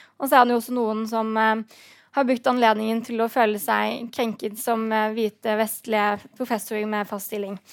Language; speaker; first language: Norwegian; native; Norwegian